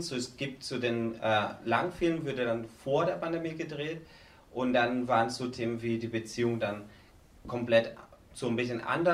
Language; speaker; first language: German; non-native, learner; Spanish